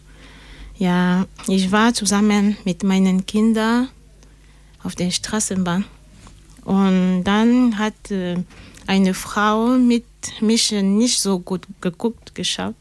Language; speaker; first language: German; non-native, learner; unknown